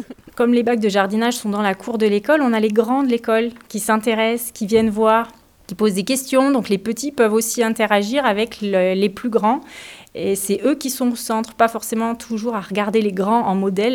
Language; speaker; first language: French; native; French